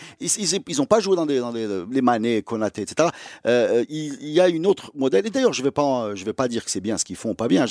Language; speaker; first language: French; non-native, local second language; Arabic